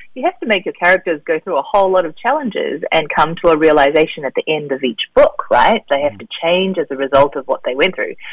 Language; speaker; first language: English; native; English